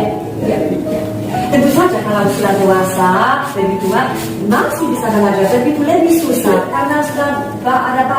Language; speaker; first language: Indonesian; non-native, fluent; Polish